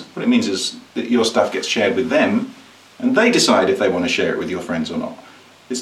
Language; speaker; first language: English; native; English